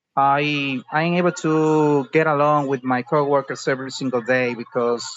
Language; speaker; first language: English; non-native, fluent; Spanish